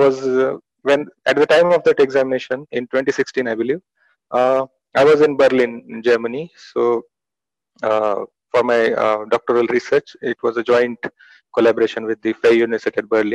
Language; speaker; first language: English; non-native, local second language; Marathi